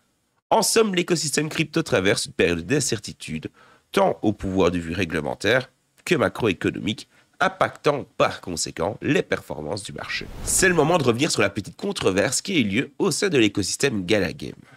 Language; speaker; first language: French; native; French